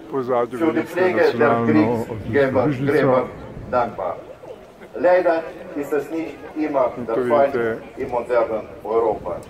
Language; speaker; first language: German; non-native, fluent; Russian